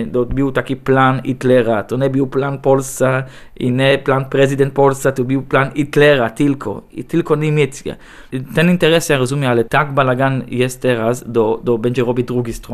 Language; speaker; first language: Polish; non-native, learner; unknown